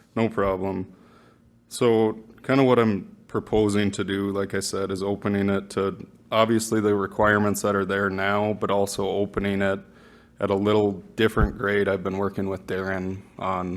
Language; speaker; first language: English; native; English